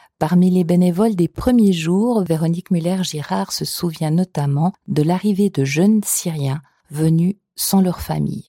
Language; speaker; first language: French; native; French